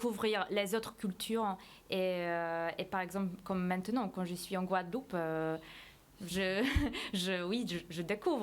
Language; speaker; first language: French; non-native, fluent; Polish